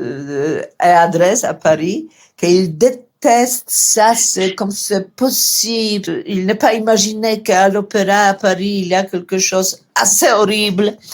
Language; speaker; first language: French; non-native, fluent; Polish